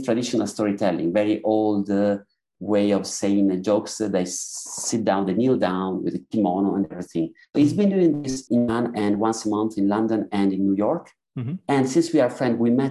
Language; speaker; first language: English; non-native, fluent; Italian